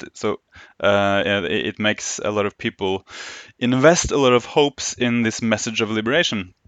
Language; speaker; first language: English; non-native, fluent; Norwegian